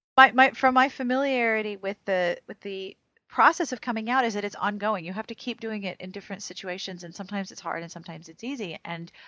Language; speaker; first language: English; native; English